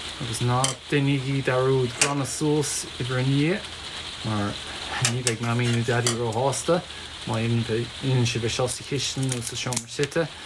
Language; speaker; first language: Irish; native; Irish